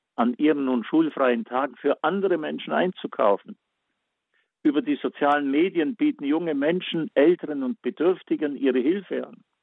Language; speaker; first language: German; native; German